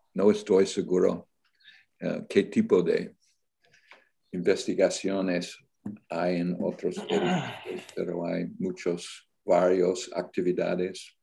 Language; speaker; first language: Spanish; non-native, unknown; English